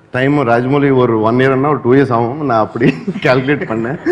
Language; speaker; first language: Tamil; non-native, learner; Telugu